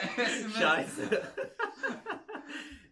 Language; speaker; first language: German; non-native, fluent; Arabic